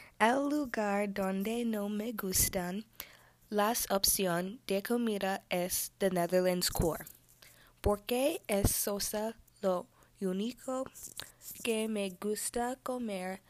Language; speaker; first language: Spanish; non-native, learner; English